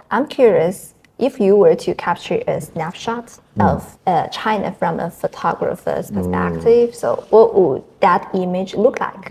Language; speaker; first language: English; non-native, fluent; Chinese